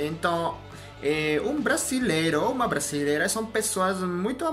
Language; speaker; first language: Portuguese; non-native, learner; French